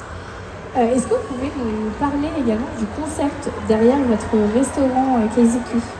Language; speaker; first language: French; native; French